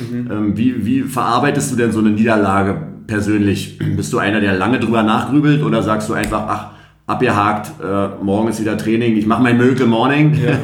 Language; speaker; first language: German; native; German